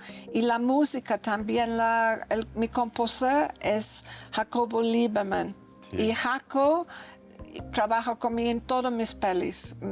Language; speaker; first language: Spanish; non-native, learner; English